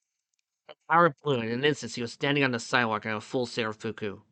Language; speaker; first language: English; native; English